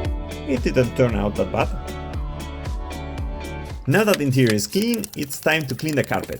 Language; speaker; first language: English; non-native, fluent; Spanish